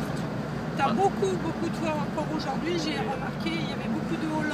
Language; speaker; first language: French; native; French